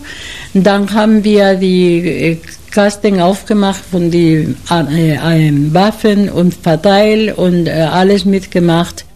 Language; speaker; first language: German; non-native, fluent; Spanish